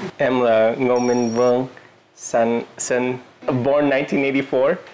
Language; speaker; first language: Vietnamese; early bilingual, heritage; Vietnamese